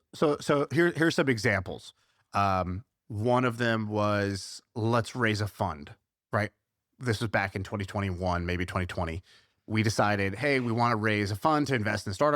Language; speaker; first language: English; native; English